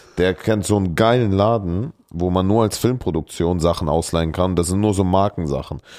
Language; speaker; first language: German; early bilingual, other home language; Russian